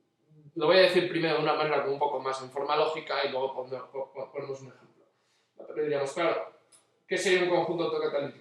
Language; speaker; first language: Spanish; native; Spanish